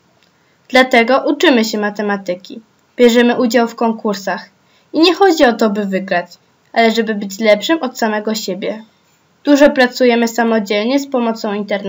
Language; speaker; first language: Polish; native; Polish